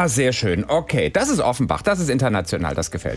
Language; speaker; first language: German; native; German